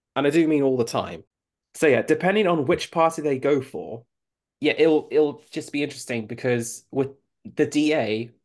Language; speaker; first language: English; native; English